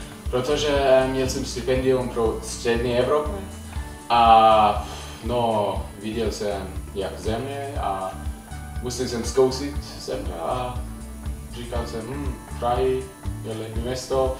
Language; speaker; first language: Czech; non-native, learner; Swedish